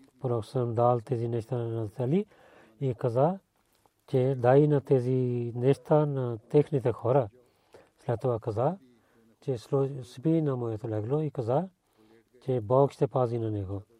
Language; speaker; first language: Bulgarian; non-native, fluent; Urdu